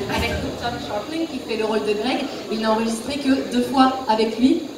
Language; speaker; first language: French; native; French